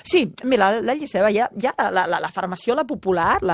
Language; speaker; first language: Catalan; native; Catalan